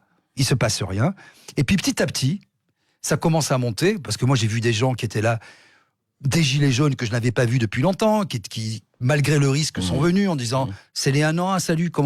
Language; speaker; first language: French; native; French